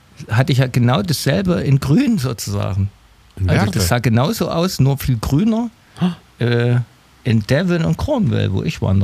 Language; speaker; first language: German; native; German